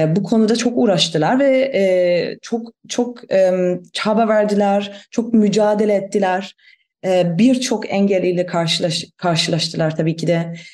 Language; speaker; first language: Turkish; non-native, fluent; German